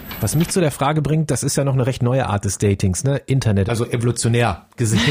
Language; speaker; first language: German; native; German